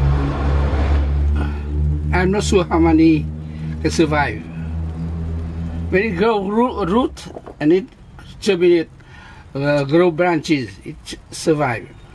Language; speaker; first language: English; non-native, learner; Vietnamese